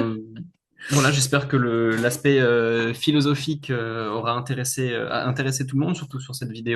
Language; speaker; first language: French; native; French